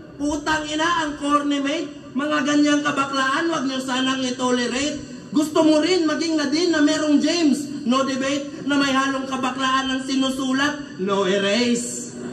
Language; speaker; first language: Filipino; non-native, local second language; Cebuano